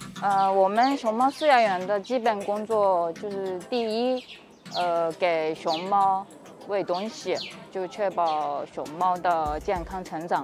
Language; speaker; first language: Chinese; non-native, fluent; Japanese